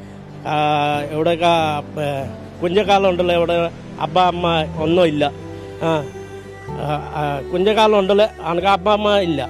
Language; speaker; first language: Malayalam; non-native, learner; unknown